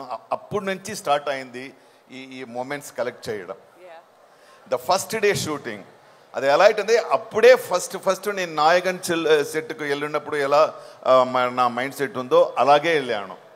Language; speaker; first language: Telugu; non-native, local second language; Tamil